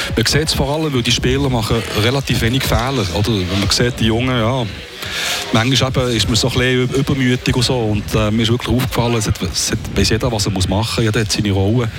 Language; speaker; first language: German; native; German